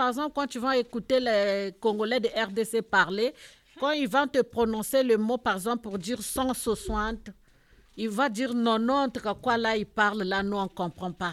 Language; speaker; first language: French; non-native, local second language; Lingala